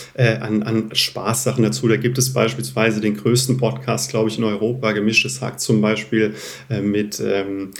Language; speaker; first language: German; native; German